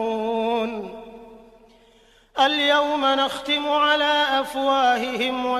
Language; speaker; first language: Arabic; native; Arabic